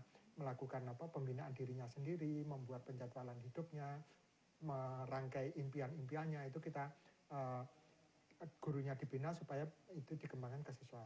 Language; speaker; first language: Indonesian; native; Indonesian